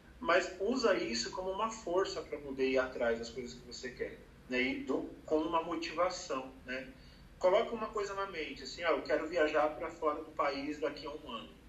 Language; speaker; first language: Portuguese; native; Portuguese